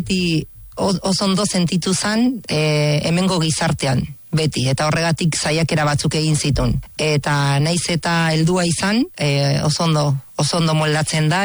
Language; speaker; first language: Basque; non-native, fluent; Spanish